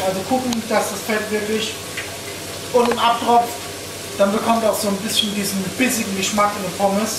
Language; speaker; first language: German; native; German